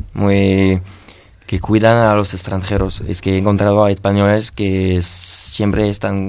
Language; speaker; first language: Spanish; non-native, learner; French